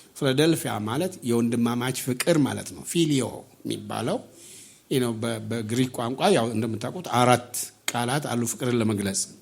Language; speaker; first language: Amharic; non-native, local second language; Oromo